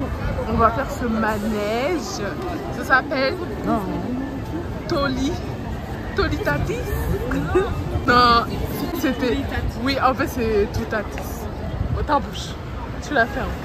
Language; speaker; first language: French; native; French